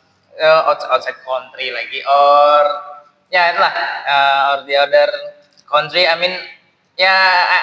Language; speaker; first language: English; non-native, learner; Indonesian